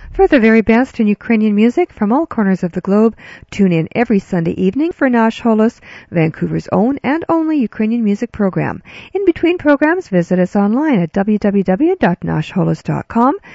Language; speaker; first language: English; early bilingual, other home language; Ukrainian